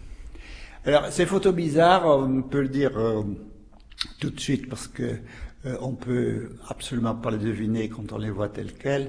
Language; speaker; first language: French; native; French